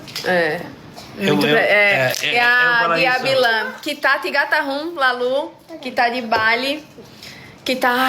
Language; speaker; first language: Indonesian; non-native, learner; Portuguese